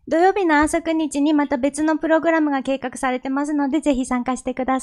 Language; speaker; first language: Japanese; non-native, fluent; Korean